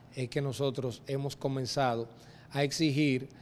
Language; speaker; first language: Spanish; native; Spanish